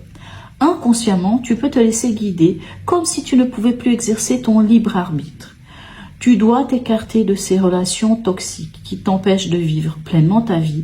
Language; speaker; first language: French; native; French